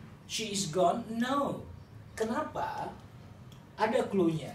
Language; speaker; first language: English; non-native, fluent; Indonesian